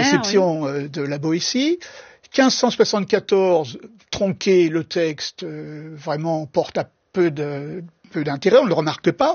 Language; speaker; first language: French; native; French